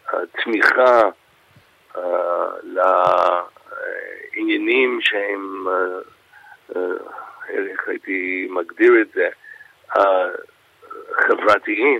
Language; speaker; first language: Hebrew; non-native, fluent; English